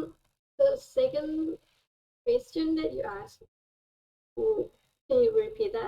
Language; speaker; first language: English; non-native, fluent; Thai